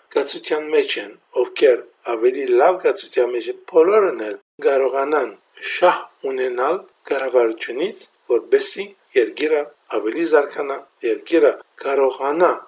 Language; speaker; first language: Armenian; early bilingual, heritage; Armenian